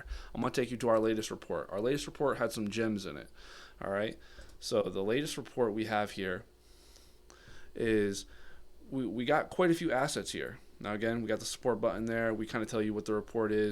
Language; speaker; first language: English; native; English